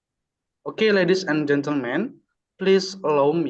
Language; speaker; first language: English; non-native, learner; Indonesian